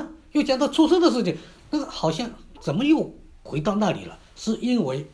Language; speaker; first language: Chinese; native; Chinese